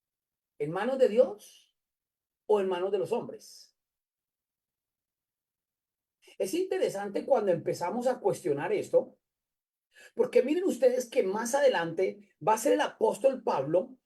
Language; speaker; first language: Spanish; native; Spanish